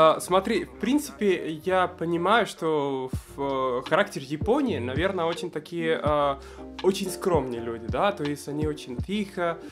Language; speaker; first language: Russian; non-native, fluent; Spanish